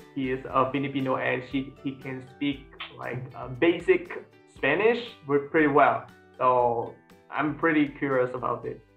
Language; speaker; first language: English; non-native, learner; Vietnamese